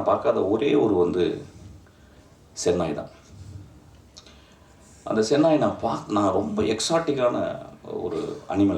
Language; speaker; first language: Tamil; native; Tamil